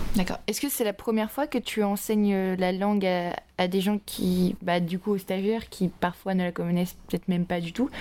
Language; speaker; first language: French; native; French